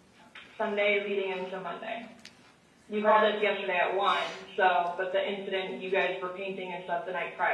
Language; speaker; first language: English; native; English